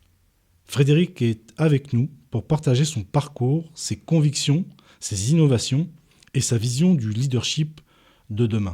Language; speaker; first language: French; native; French